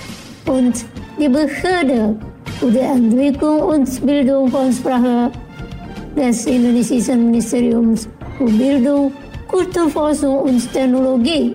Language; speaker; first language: German; non-native, fluent; Indonesian